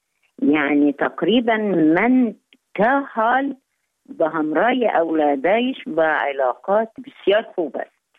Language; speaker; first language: Persian; non-native, fluent; Arabic